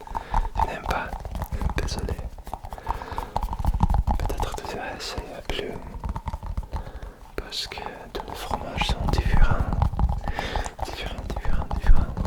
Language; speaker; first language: French; non-native, learner; Russian